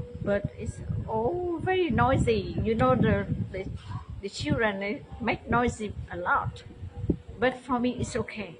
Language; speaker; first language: English; non-native, learner; Vietnamese